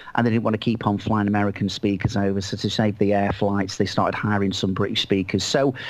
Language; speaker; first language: English; native; English